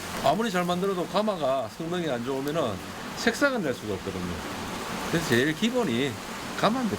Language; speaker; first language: Korean; native; Korean